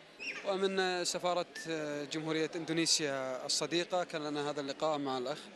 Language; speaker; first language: Arabic; native; Arabic